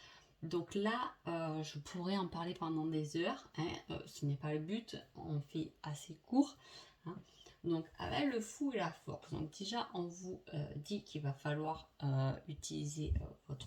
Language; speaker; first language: French; native; French